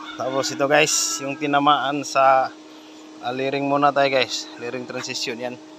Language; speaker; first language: Filipino; non-native, local second language; Cebuano